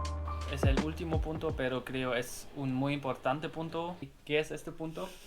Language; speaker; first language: Spanish; non-native, learner; German